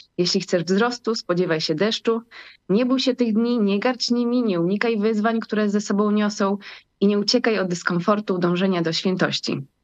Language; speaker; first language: Polish; native; Polish